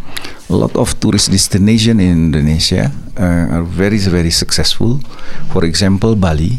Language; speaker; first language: English; non-native, learner; Indonesian